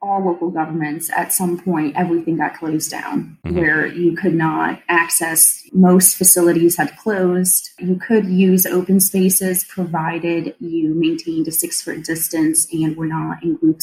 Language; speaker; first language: English; native; English